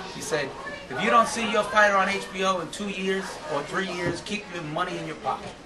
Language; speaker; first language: English; native; English